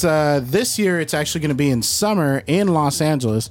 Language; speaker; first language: English; early bilingual, other home language; Spanish